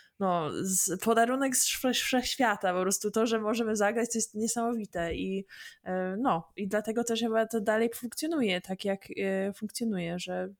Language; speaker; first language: Polish; early bilingual, heritage; English